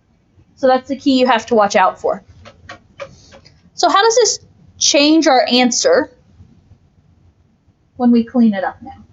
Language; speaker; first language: English; native; English